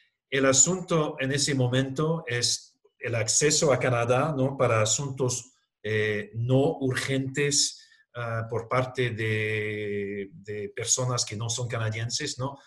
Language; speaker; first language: Spanish; non-native, fluent; English